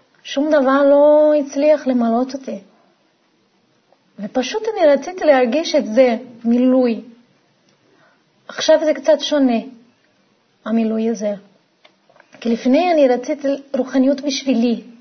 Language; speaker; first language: Hebrew; non-native, fluent; Portuguese